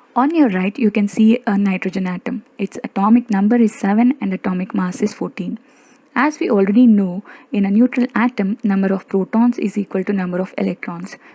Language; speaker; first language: English; non-native, local second language; Kannada